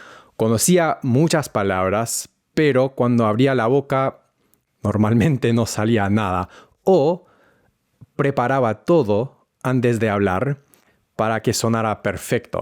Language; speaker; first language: Spanish; non-native, fluent; English